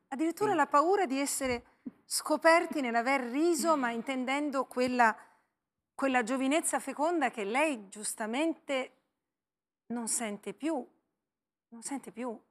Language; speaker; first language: Italian; native; Italian